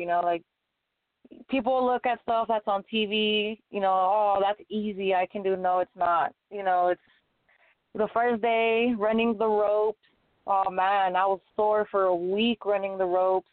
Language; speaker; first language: English; native; English